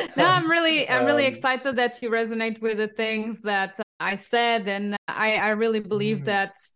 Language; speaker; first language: English; non-native, fluent; Portuguese